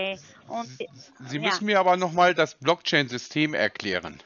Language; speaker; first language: German; native; German